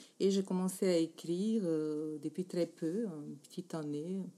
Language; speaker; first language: French; non-native, fluent; Portuguese